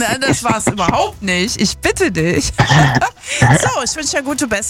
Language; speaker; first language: German; native; German